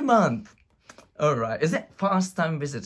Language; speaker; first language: English; non-native, learner; Japanese